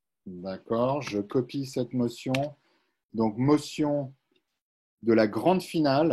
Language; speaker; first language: French; native; French